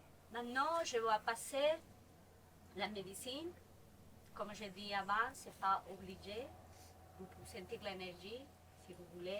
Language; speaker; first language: French; non-native, fluent; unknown